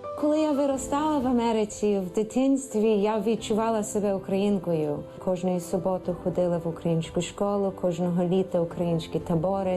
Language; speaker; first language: Ukrainian; early bilingual, heritage; Ukrainian